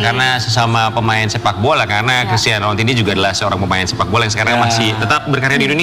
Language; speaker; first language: Indonesian; native; Indonesian